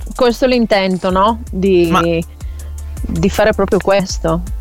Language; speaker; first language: Italian; native; Italian